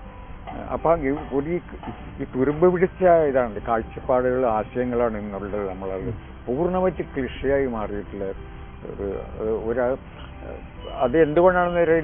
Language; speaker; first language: Malayalam; native; Malayalam